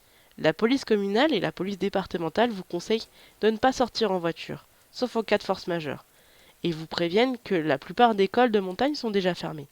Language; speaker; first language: French; native; French